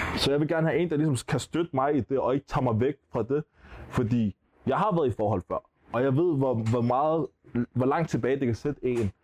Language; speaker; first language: Danish; early bilingual, other home language; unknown